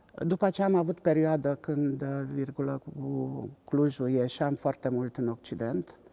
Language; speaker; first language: Romanian; non-native, local second language; Hungarian